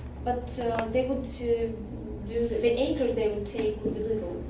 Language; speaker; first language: English; non-native, fluent; Russian